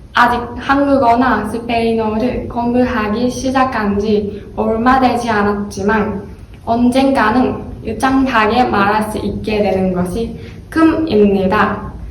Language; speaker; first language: Korean; non-native, learner; Japanese